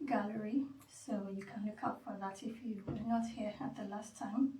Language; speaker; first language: English; non-native, local second language; Yoruba